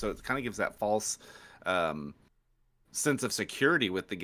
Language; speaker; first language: English; native; English